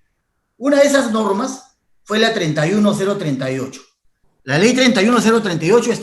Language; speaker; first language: Spanish; native; Spanish